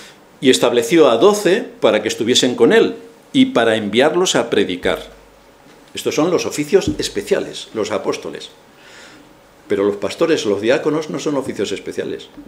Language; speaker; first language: Spanish; native; Spanish